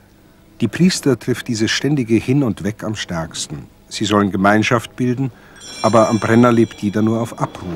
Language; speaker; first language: German; native; German